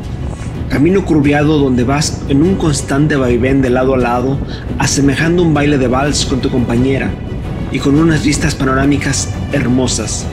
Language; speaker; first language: Spanish; native; Spanish